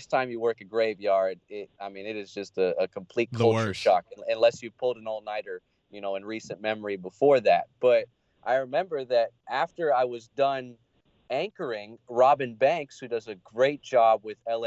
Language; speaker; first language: English; native; English